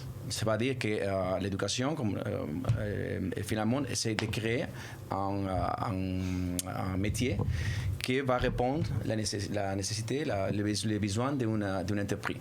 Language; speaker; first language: French; non-native, fluent; Spanish